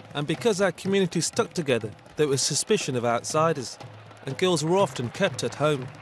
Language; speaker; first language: English; native; English